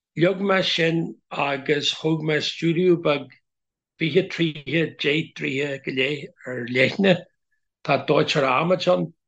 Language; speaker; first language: Irish; non-native, local second language; English